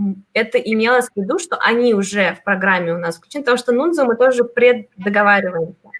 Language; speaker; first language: Russian; native; Russian